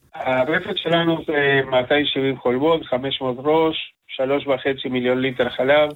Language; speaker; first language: Hebrew; non-native, fluent; Spanish